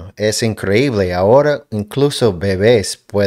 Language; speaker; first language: Spanish; non-native, learner; English